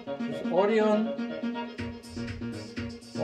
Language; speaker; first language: German; non-native, fluent; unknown